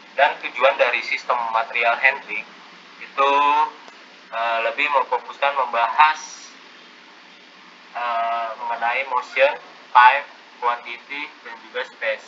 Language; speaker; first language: Indonesian; native; Indonesian